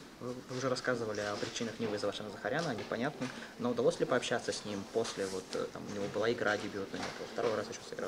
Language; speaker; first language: Russian; native; Russian